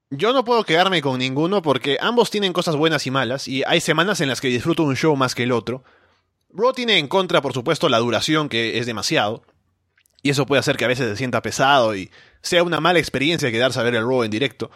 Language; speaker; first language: Spanish; native; Spanish